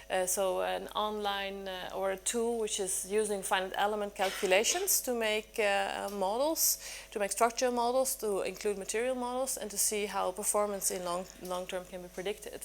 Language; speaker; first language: English; non-native, fluent; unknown